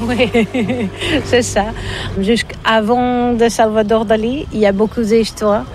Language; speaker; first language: French; non-native, learner; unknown